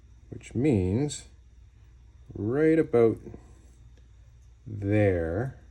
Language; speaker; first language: English; native; English